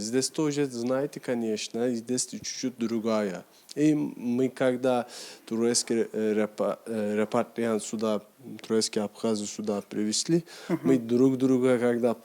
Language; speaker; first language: Russian; non-native, learner; Turkish